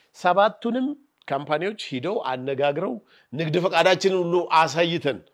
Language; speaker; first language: Amharic; non-native, local second language; Oromo